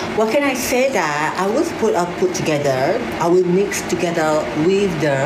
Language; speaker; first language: English; non-native, learner; Malay